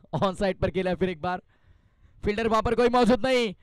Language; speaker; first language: Hindi; non-native, local second language; Marathi